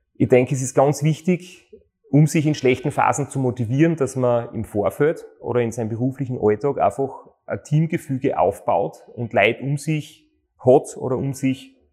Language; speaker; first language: German; native; German